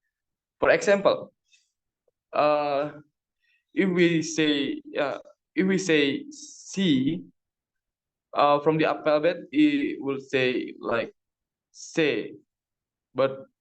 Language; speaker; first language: English; non-native, learner; Indonesian